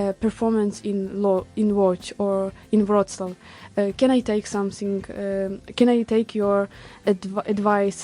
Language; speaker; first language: English; non-native, learner; Ukrainian